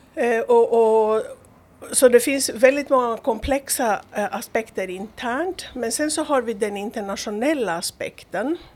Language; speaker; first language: Swedish; non-native, fluent; Greek